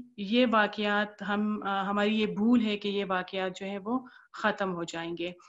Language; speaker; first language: Urdu; non-native, local second language; Pashto